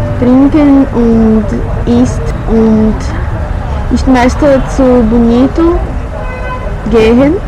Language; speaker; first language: German; non-native, learner; Portuguese